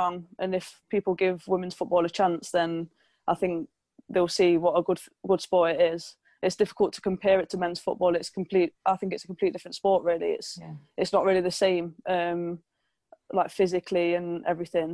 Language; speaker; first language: English; native; English